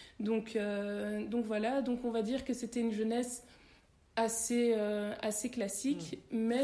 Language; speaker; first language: French; early bilingual, other home language; Lingala